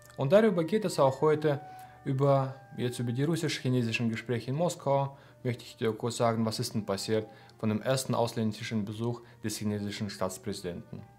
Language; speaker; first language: German; non-native, fluent; Russian